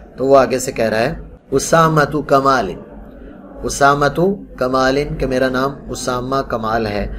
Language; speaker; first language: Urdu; non-native, local second language; Punjabi